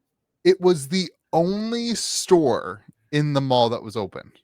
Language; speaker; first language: English; native; English